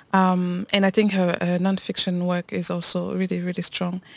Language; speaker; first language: English; non-native, local second language; French